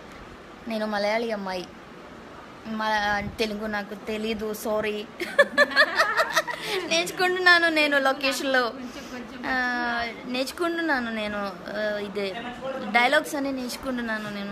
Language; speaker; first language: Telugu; non-native, learner; Malayalam